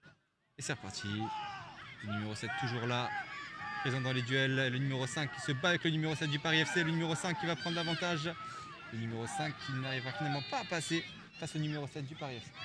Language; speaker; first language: French; native; French